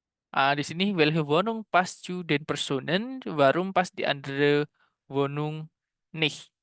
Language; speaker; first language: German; non-native, fluent; Indonesian